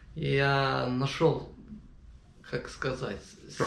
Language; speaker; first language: Russian; non-native, learner; Azerbaijani